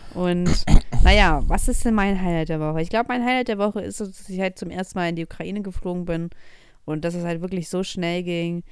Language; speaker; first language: German; early bilingual, other home language; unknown